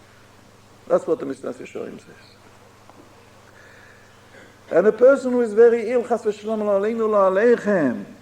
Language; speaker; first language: English; non-native, fluent; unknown